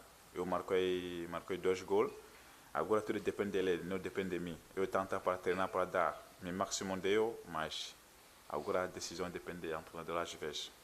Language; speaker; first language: Portuguese; non-native, learner; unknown